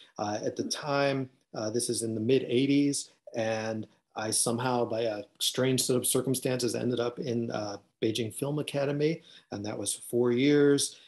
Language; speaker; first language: English; native; English